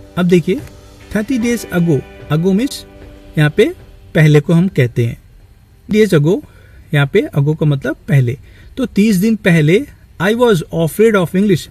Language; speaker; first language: Hindi; native; Hindi